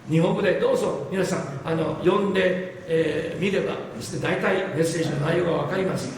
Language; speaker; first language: Japanese; non-native, fluent; English